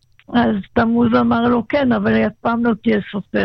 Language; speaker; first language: Hebrew; non-native, local second language; German